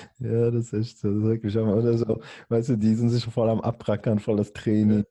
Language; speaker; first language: German; early bilingual, other home language; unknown